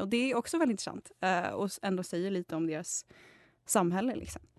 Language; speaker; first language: Swedish; native; Swedish